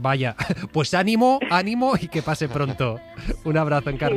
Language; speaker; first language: Spanish; native; Spanish